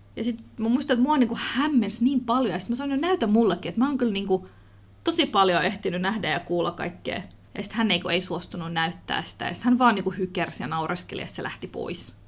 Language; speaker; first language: Finnish; early bilingual, other home language; Kurdish